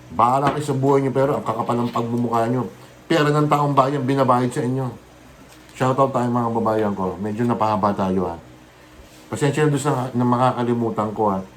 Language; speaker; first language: Filipino; non-native, local second language; Bikol